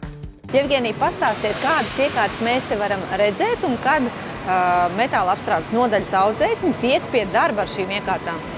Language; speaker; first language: Latvian; native; Latvian